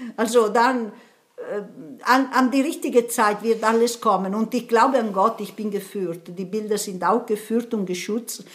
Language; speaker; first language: German; non-native, fluent; Italian